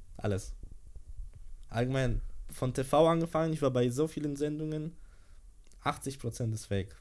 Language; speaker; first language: German; early bilingual, other home language; Polish